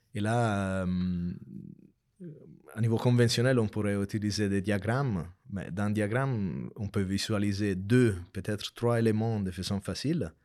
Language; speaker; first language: French; non-native, fluent; Italian